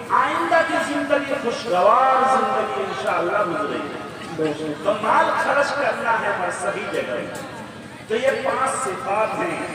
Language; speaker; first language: Urdu; non-native, local second language; Bangla